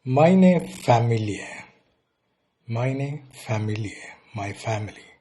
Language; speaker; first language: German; non-native, fluent; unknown